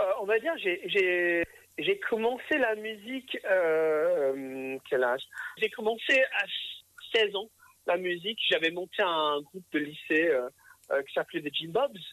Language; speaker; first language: French; early bilingual, other home language; English